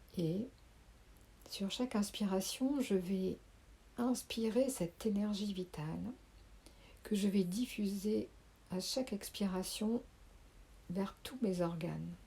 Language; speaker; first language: French; native; French